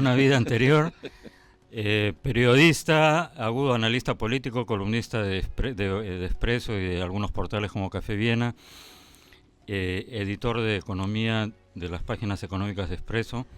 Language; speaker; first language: Spanish; native; Spanish